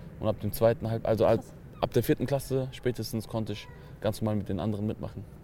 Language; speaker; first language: German; early bilingual, other home language; Kurdish